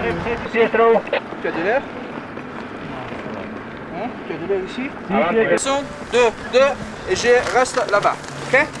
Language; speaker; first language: French; non-native, learner; Italian